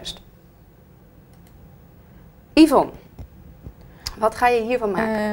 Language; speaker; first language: Dutch; native; Dutch